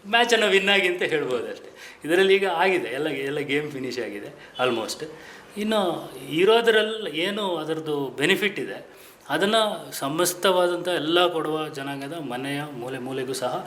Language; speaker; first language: Kannada; non-native, local second language; Kodava